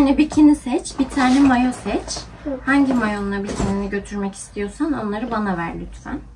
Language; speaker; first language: Turkish; native; Turkish